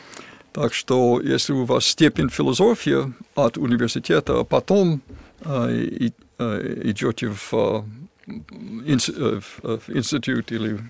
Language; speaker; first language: Russian; non-native, fluent; English